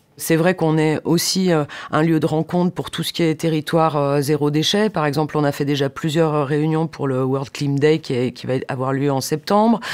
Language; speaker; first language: French; native; French